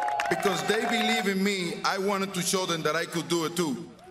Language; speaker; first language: English; non-native, fluent; Spanish